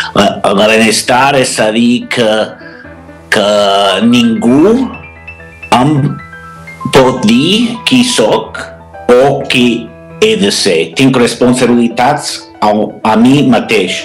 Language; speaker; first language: Catalan; non-native, fluent; English